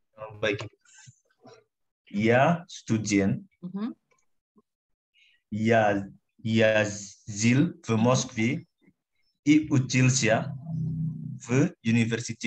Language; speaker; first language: Russian; non-native, learner; Indonesian